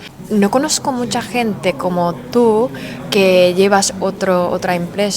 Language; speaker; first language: Spanish; non-native, learner; Japanese